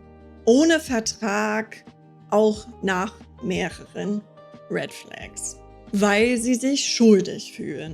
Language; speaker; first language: German; non-native, fluent; English